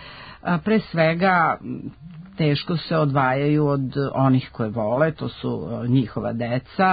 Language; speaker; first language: Serbian; native; Serbian